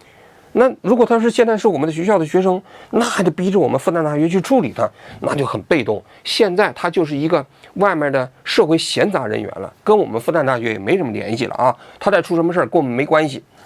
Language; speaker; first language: Chinese; native; Chinese